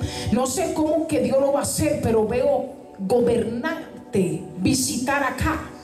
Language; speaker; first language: Spanish; early bilingual, heritage; Spanish